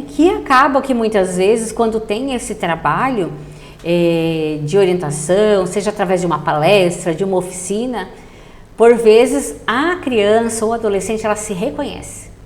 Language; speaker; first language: Portuguese; native; Portuguese